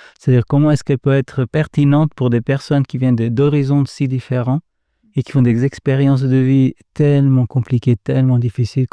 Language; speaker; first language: French; non-native, fluent; Portuguese